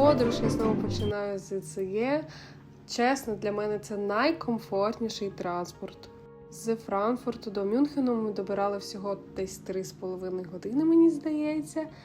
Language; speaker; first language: Ukrainian; native; Ukrainian